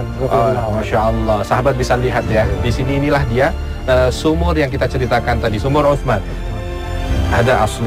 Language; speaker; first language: Indonesian; native; Indonesian